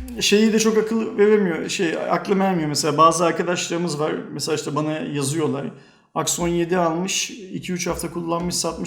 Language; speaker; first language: Turkish; native; Turkish